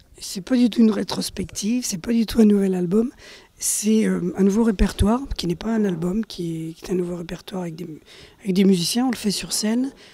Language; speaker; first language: French; early bilingual, other home language; Spanish